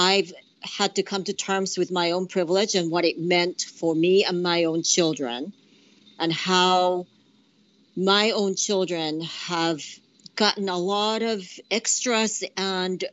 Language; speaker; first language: English; non-native, fluent; Japanese